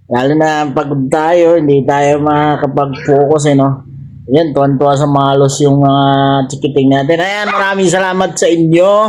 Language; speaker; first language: Filipino; native; Filipino